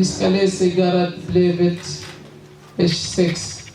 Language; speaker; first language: Swedish; non-native, learner; Swahili